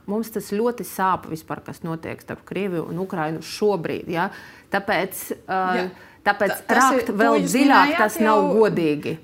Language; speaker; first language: Latvian; non-native, local second language; Russian